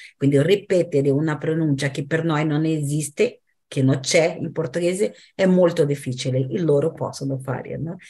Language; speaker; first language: Italian; non-native, fluent; Portuguese